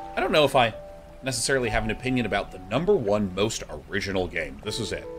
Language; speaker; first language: English; native; English